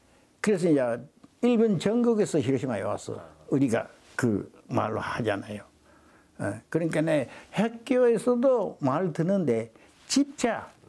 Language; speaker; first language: Korean; early bilingual, heritage; Korean